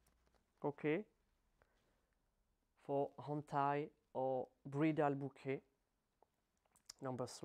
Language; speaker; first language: English; non-native, learner; French